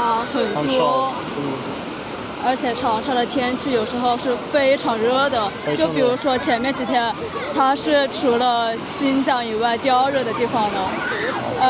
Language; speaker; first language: Chinese; native; Chinese